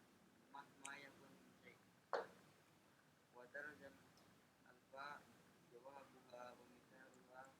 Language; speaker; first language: Arabic; non-native, learner; Indonesian